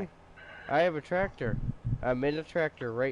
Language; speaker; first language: English; native; English